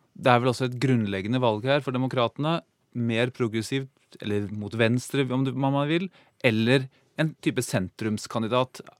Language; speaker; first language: Norwegian; native; Norwegian